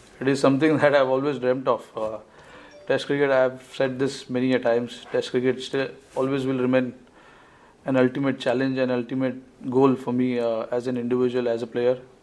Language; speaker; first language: English; non-native, local second language; Marathi